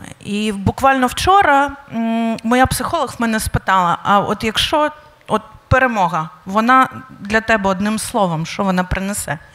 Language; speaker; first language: Ukrainian; native; Ukrainian